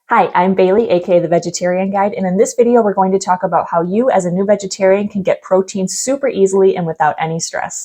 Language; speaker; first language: English; native; English